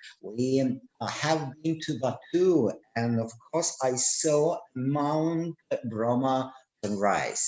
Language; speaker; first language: English; non-native, learner; Russian